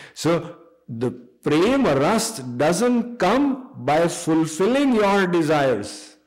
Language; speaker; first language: English; non-native, local second language; Hindi